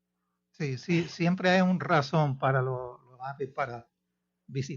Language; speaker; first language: Spanish; non-native, fluent; English